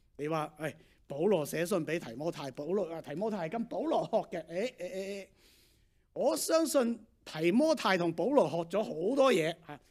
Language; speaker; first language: Cantonese; native; Cantonese